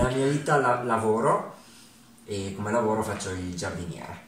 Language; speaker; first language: Italian; early bilingual, other home language; Ukrainian